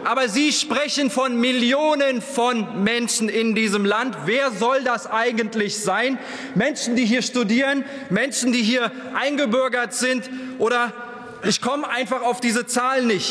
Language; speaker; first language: German; early bilingual, other home language; Turkish